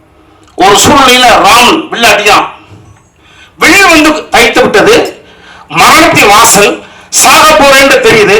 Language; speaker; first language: Tamil; native; Tamil